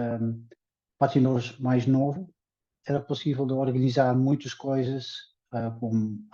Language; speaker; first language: Portuguese; early bilingual, heritage; Dutch